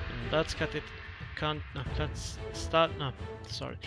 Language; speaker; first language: English; non-native, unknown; Hungarian